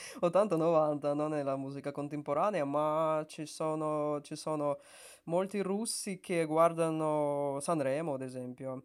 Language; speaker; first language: Italian; non-native, learner; Russian